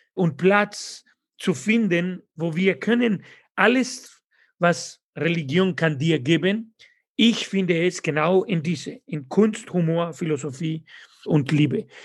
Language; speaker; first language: German; non-native, fluent; Spanish